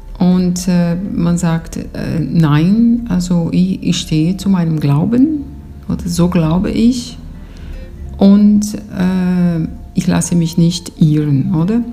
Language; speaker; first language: German; non-native, fluent; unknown